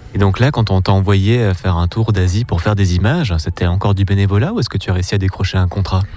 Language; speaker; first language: French; native; French